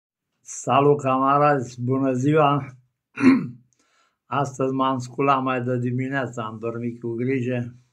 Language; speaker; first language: Romanian; native; Romanian